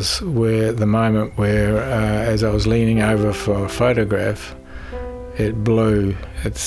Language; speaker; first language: English; native; English